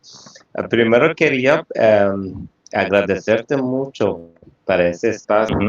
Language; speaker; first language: Spanish; non-native, fluent; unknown